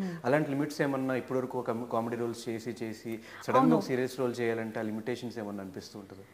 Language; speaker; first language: Telugu; native; Telugu